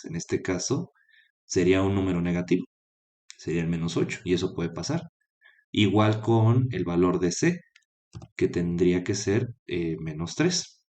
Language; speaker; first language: Spanish; native; Spanish